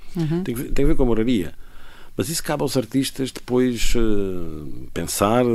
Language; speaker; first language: Portuguese; native; Portuguese